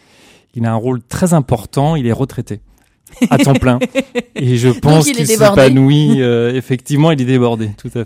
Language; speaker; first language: French; native; French